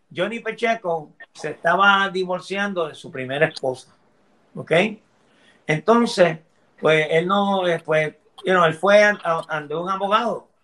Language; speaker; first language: Spanish; early bilingual, heritage; Spanish